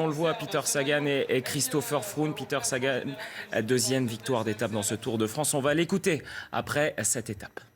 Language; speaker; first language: French; native; French